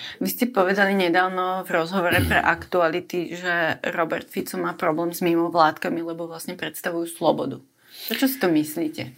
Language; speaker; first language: Slovak; native; Slovak